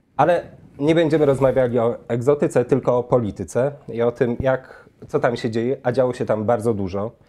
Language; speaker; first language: Polish; native; Polish